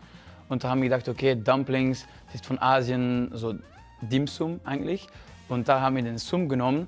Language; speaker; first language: German; non-native, fluent; French